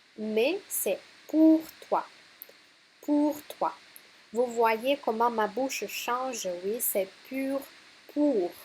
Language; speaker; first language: French; non-native, fluent; Russian